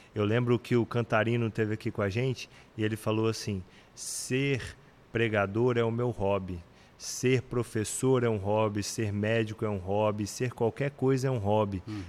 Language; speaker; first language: Portuguese; native; Portuguese